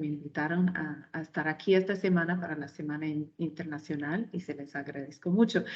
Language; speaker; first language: Spanish; non-native, fluent; English